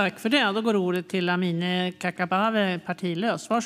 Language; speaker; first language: Swedish; native; Swedish